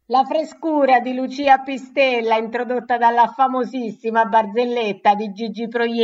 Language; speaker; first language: Italian; native; Italian